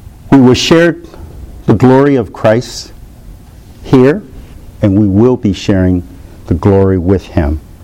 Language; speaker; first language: English; early bilingual, other home language; Chinese